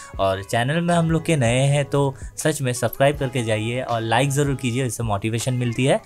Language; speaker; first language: Hindi; native; Hindi